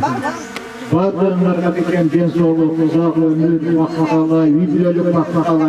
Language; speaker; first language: Kyrgyz; native; Kyrgyz